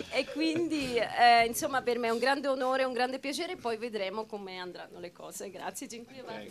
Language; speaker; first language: Italian; non-native, fluent; Polish